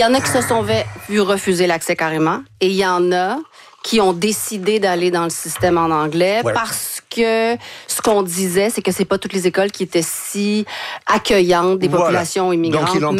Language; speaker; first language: French; native; French